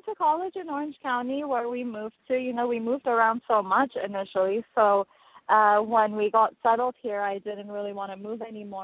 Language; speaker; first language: English; non-native, fluent; Persian